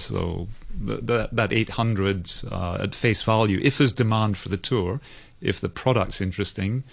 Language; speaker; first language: English; native; English